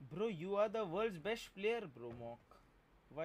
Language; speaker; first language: English; non-native, local second language; Hindi